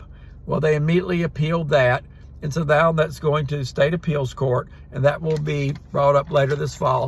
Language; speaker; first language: English; native; English